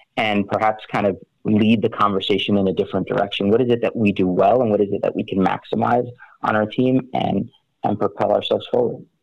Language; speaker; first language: English; native; English